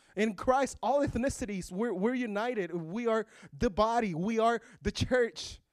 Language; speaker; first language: English; early bilingual, other home language; Spanish